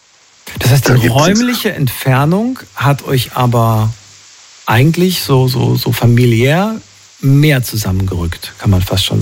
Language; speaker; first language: German; native; German